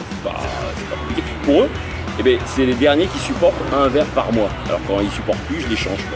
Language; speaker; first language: French; native; French